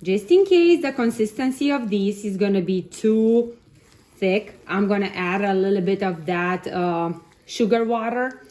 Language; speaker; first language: English; non-native, fluent; Romanian